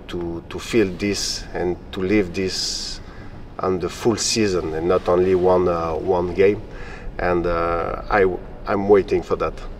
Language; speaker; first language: English; non-native, fluent; French